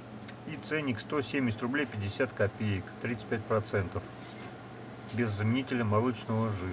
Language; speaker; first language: Russian; native; Russian